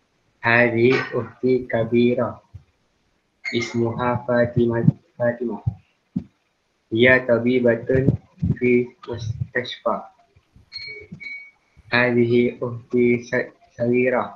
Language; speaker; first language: Arabic; non-native, learner; Malay